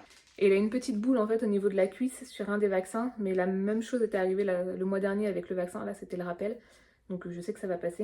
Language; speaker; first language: French; native; French